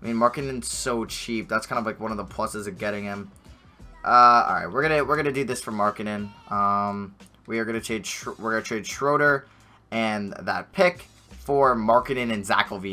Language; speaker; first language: English; native; English